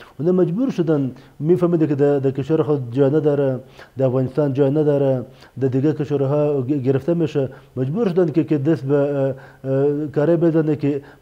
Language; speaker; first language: Persian; non-native, local second language; Pashto